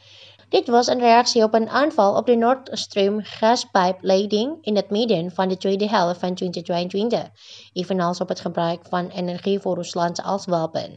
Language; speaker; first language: Dutch; non-native, fluent; Indonesian